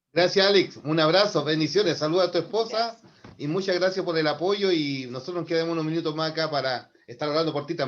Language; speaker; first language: Spanish; native; Spanish